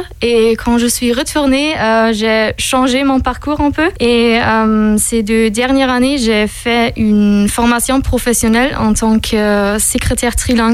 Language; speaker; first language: French; non-native, fluent; German